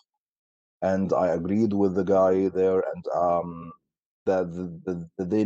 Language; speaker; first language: English; non-native, fluent; Arabic